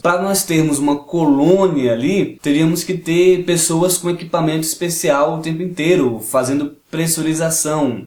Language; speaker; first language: Portuguese; native; Portuguese